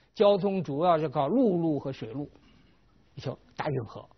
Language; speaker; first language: Chinese; native; Chinese